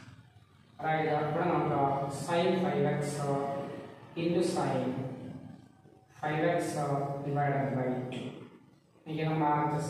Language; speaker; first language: Malayalam; native; Malayalam